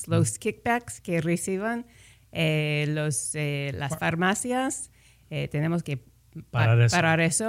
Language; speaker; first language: Spanish; non-native, fluent; English